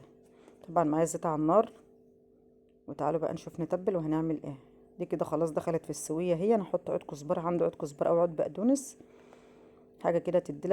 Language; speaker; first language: Arabic; native; Arabic